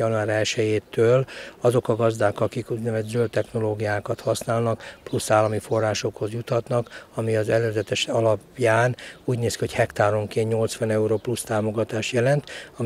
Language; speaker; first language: Hungarian; native; Hungarian